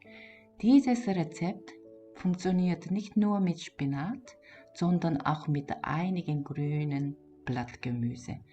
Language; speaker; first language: German; non-native, learner; Korean